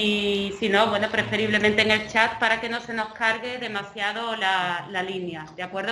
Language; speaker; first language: Spanish; native; Spanish